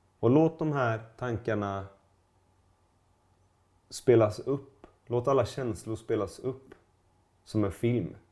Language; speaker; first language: Swedish; native; Swedish